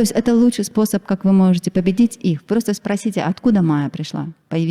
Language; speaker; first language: Russian; native; Russian